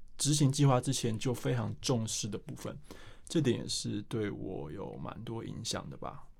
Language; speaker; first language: Chinese; native; Chinese